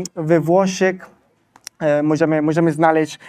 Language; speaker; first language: Polish; non-native, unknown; Italian